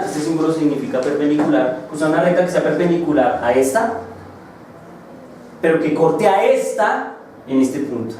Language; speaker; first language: Spanish; native; Spanish